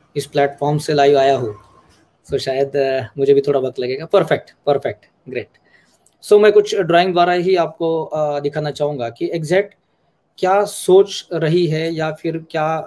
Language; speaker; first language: Hindi; non-native, local second language; Marathi